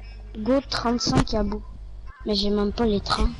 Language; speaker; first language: French; native; French